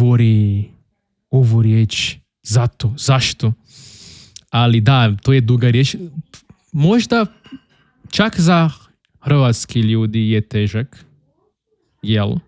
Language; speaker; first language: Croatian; non-native, learner; Portuguese